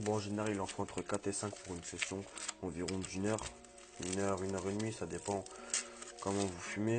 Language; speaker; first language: French; native; French